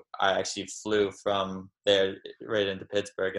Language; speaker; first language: English; native; English